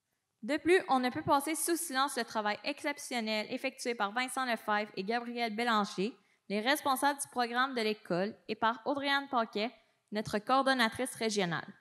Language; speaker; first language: French; native; French